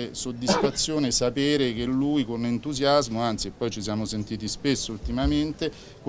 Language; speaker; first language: Italian; native; Italian